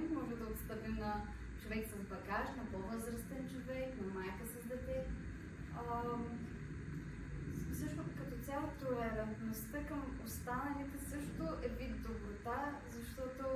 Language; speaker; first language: Bulgarian; native; Bulgarian